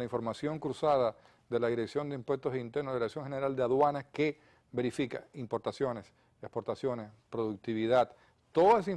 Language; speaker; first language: Spanish; native; Spanish